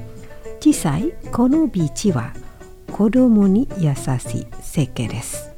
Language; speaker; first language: Japanese; non-native, fluent; Indonesian